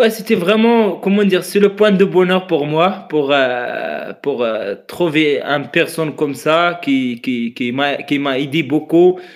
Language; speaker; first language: French; non-native, fluent; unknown